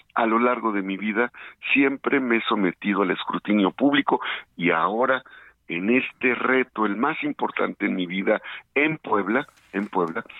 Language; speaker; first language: Spanish; native; Spanish